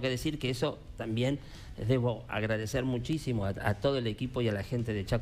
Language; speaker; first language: Spanish; native; Spanish